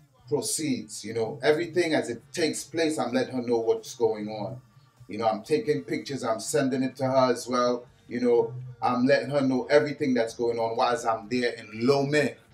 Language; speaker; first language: English; native; English